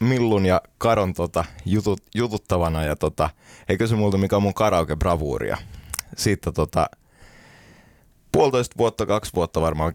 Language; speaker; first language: Finnish; early bilingual, heritage; Finnish